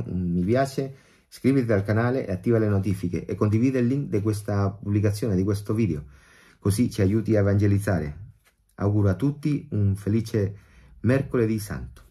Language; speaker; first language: Italian; non-native, fluent; Spanish